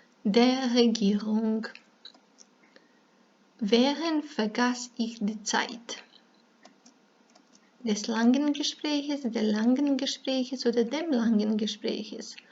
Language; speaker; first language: German; non-native, fluent; Serbian